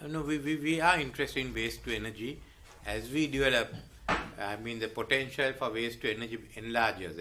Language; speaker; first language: English; non-native, local second language; Sinhala